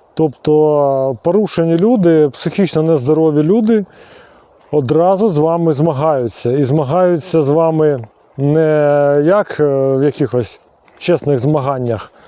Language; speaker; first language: Ukrainian; native; Ukrainian